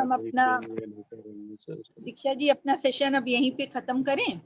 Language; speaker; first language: Hindi; native; Hindi